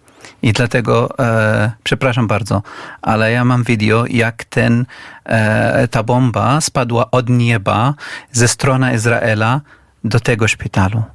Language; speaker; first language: Polish; non-native, fluent; Arabic